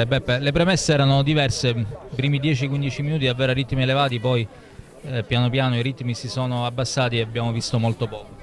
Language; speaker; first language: Italian; native; Italian